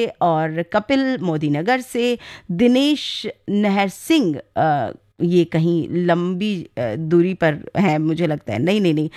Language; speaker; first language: Hindi; native; Hindi